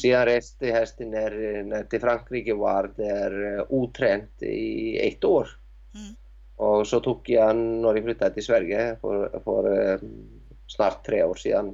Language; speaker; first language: Swedish; non-native, learner; Icelandic